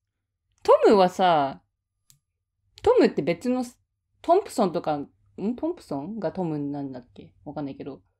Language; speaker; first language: Japanese; native; Japanese